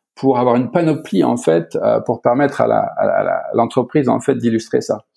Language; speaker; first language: French; native; French